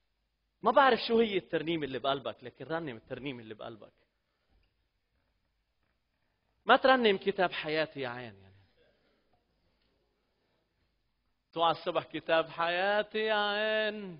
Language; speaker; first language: Arabic; native; Arabic